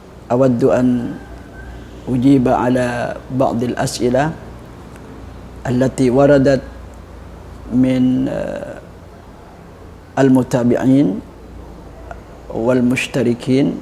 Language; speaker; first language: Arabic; non-native, fluent; Indonesian